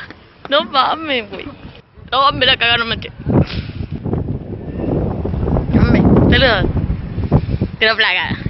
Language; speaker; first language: Spanish; native; Spanish